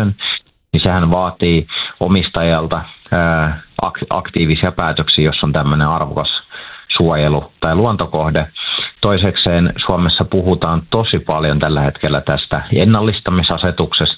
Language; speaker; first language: Finnish; native; Finnish